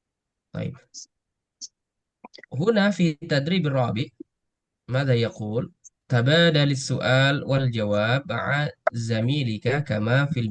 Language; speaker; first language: Arabic; non-native, fluent; Indonesian